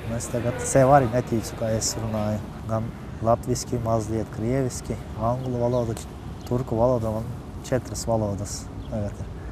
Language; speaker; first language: Latvian; non-native, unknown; Turkish